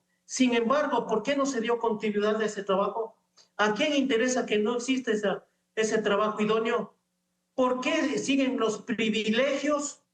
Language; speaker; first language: Spanish; native; Spanish